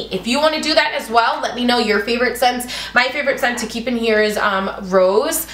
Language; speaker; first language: English; native; English